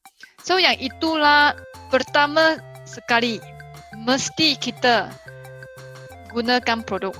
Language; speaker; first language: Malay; non-native, local second language; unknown